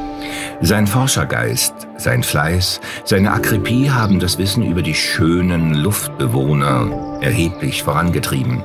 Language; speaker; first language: German; native; German